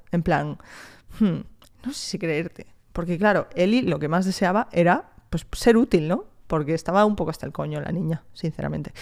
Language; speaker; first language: Spanish; early bilingual, other home language; French